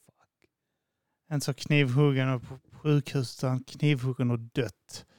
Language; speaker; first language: Swedish; native; Swedish